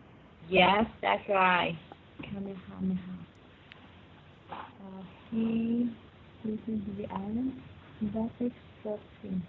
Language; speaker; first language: English; non-native, learner; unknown